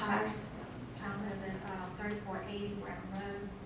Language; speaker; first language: English; native; English